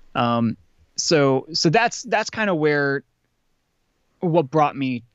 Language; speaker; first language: English; native; English